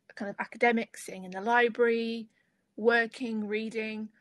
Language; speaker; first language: English; native; English